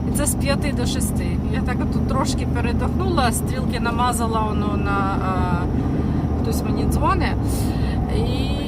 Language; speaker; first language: Ukrainian; non-native, local second language; Russian